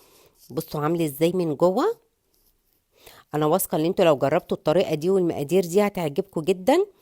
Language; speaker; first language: Arabic; native; Arabic